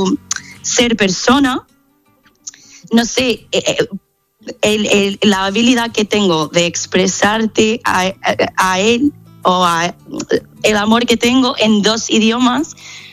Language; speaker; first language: Spanish; non-native, fluent; English